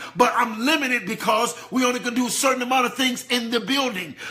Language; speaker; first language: English; native; English